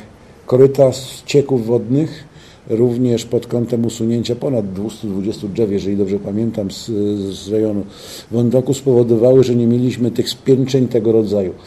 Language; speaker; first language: Polish; native; Polish